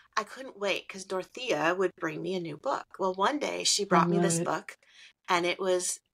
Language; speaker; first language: English; native; English